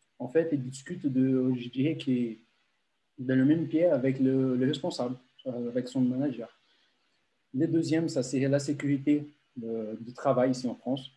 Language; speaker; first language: French; non-native, fluent; Portuguese